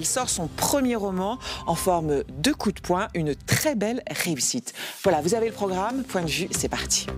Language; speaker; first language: French; native; French